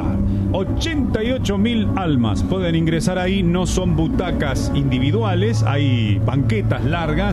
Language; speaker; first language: Spanish; native; Spanish